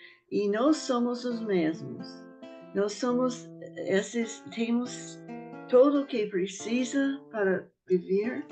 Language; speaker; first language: Portuguese; non-native, fluent; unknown